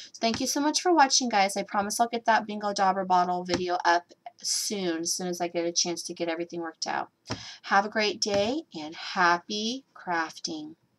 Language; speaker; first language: English; native; English